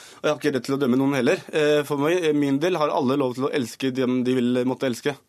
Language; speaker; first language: Norwegian; early bilingual, other home language; Urdu